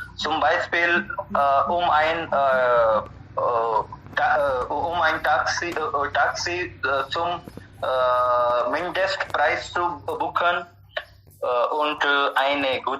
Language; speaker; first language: German; non-native, learner; Hindi